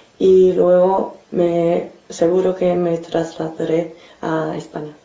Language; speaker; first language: Spanish; non-native, fluent; English